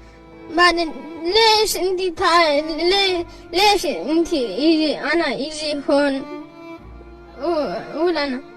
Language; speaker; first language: Arabic; non-native, learner; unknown